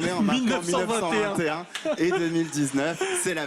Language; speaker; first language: French; native; French